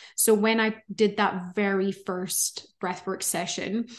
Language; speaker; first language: English; native; English